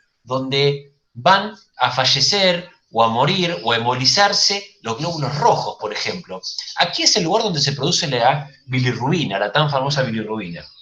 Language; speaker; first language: Spanish; native; Spanish